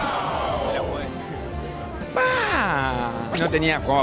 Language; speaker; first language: Spanish; native; Spanish